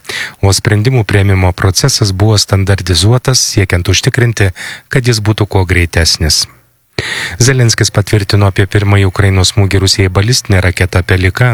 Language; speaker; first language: Lithuanian; native; Lithuanian